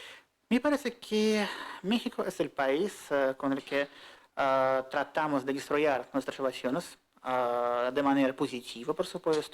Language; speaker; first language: Spanish; non-native, fluent; Russian